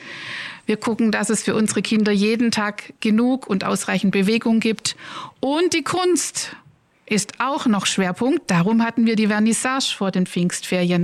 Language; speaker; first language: German; native; German